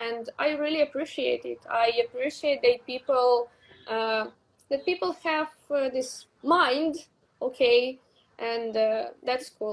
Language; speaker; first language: English; non-native, learner; Russian